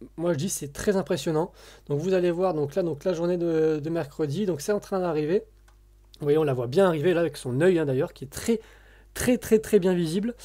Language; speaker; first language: French; native; French